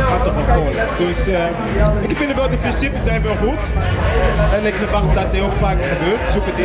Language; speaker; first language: Dutch; non-native, learner; Portuguese